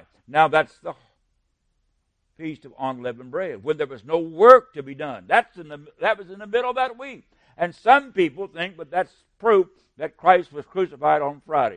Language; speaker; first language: English; native; English